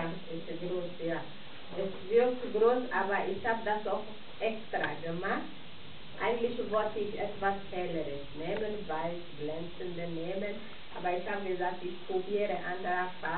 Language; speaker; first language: German; non-native, fluent; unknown